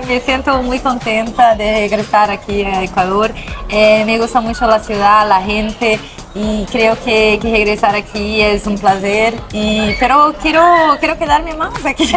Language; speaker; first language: Spanish; non-native, fluent; Portuguese